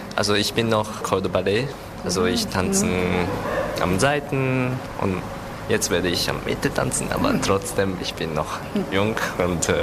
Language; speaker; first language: German; non-native, learner; Japanese